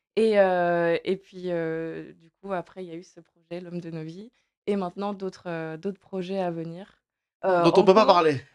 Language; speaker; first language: French; native; French